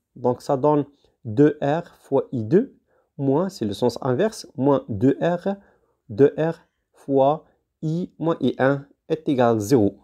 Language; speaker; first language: French; non-native, local second language; Arabic